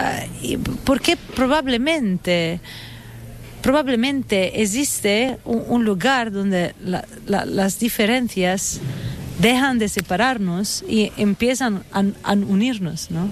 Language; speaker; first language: Spanish; non-native, fluent; Italian